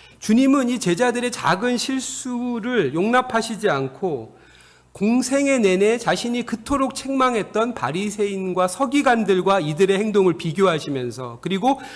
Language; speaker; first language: Korean; native; Korean